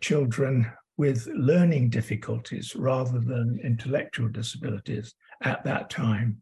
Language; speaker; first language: English; native; English